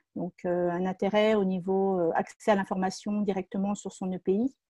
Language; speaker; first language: French; native; French